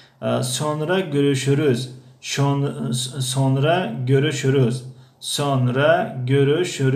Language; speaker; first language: Turkish; non-native, fluent; Persian